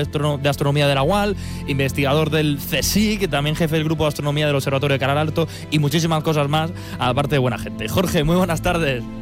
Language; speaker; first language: Spanish; native; Spanish